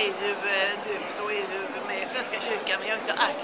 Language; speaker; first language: Swedish; native; Swedish